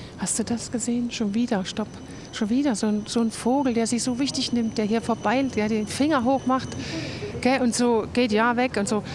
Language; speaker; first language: German; native; German